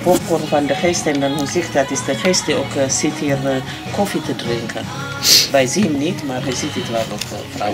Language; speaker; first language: Dutch; non-native, learner; Amharic